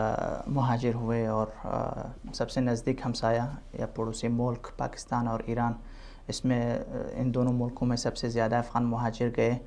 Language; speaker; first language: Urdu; non-native, fluent; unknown